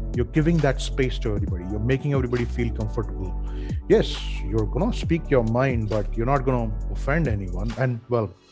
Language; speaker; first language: English; non-native, local second language; Hindi